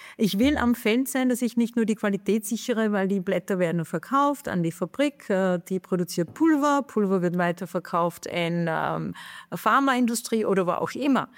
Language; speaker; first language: German; non-native, fluent; Czech